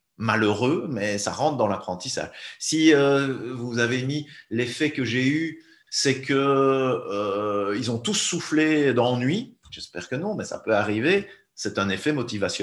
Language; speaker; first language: French; native; French